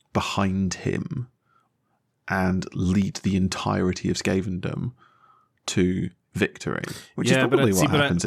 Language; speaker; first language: English; native; English